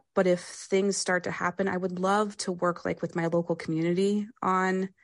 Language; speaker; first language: English; native; English